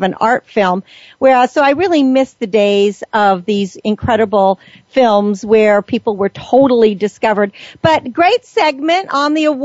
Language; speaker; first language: English; native; English